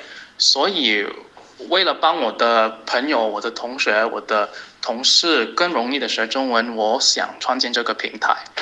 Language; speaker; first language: Chinese; non-native, fluent; English